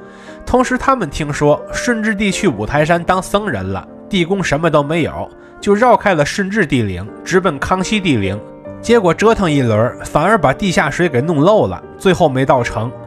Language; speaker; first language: Chinese; native; Chinese